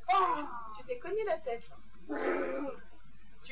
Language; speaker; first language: French; native; French